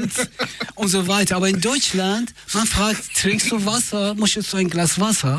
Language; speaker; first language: German; non-native, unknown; Persian